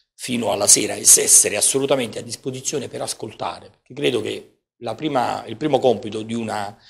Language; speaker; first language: Italian; native; Italian